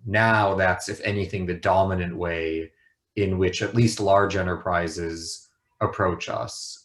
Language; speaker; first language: English; native; English